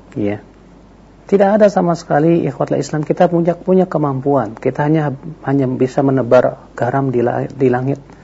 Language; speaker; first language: Indonesian; native; Indonesian